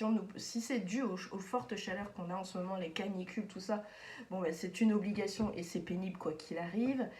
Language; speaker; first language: French; native; French